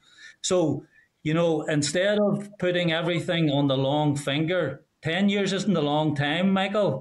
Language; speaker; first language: English; native; English